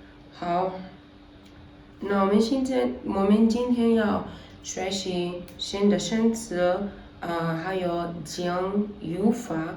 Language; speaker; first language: Chinese; non-native, learner; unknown